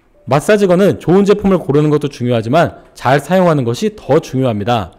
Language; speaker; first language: Korean; native; Korean